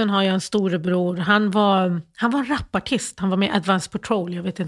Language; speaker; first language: Swedish; early bilingual, other home language; Arabic